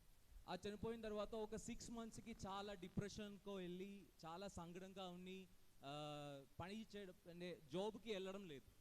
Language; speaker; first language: Telugu; non-native, fluent; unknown